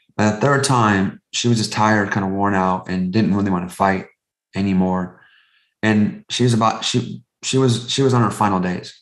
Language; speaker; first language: English; native; English